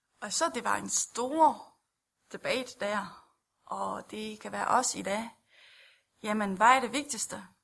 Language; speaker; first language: Danish; non-native, fluent; Romanian